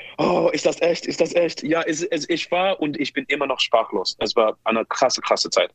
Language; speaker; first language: German; non-native, learner; English